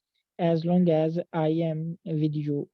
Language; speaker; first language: English; non-native, learner; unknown